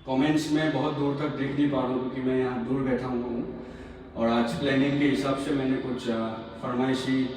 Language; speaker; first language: Hindi; non-native, local second language; Assamese